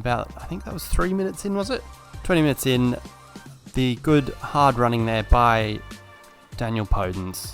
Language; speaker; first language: English; native; English